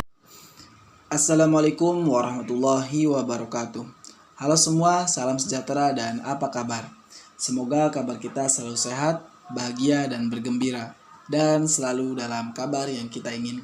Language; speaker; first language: Indonesian; native; Indonesian